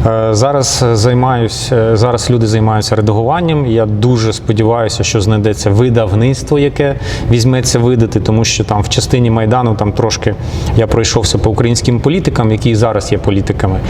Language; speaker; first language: Ukrainian; non-native, local second language; Russian